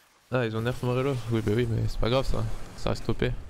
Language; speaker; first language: French; native; French